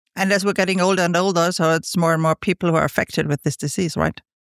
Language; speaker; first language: English; non-native, fluent; German